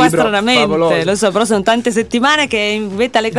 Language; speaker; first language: Italian; native; Italian